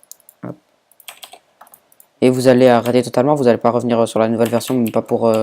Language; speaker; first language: French; native; French